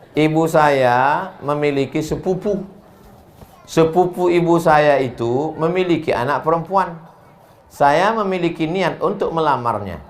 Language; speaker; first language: Indonesian; native; Indonesian